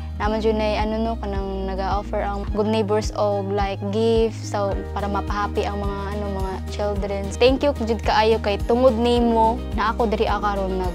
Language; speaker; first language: Cebuano; non-native, local second language; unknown